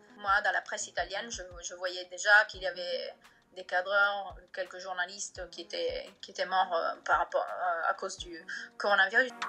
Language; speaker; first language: French; non-native, fluent; Italian